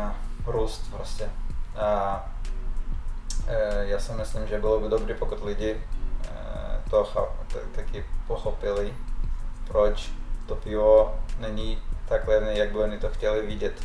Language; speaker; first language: Czech; non-native, fluent; Russian